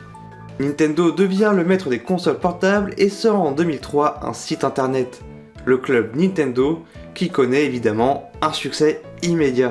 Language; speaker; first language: French; native; French